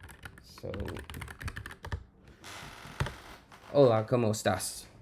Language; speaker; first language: Spanish; non-native, learner; English